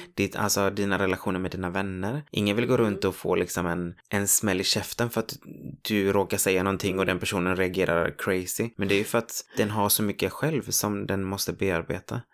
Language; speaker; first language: Swedish; early bilingual, other home language; Spanish